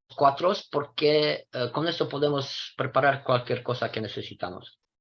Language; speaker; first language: Spanish; non-native, fluent; Romanian